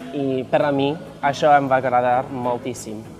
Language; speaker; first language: Catalan; non-native, fluent; English